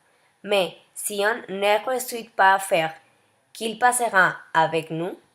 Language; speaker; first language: French; non-native, learner; Spanish